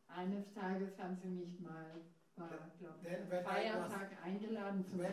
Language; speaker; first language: German; non-native, fluent; English